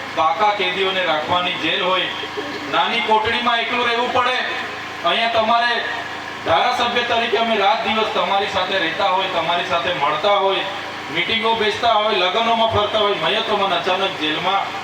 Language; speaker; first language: Gujarati; non-native, local second language; Vasavi